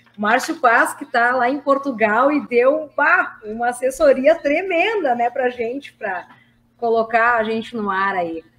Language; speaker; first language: Portuguese; native; Portuguese